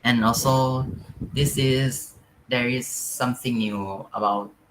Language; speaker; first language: English; non-native, fluent; Thai